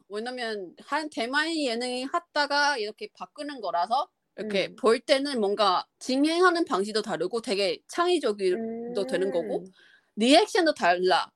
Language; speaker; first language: Korean; non-native, fluent; Chinese